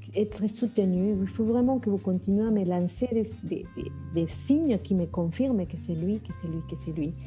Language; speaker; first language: French; non-native, fluent; Spanish